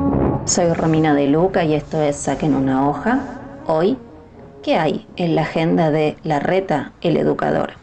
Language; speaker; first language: Spanish; native; Spanish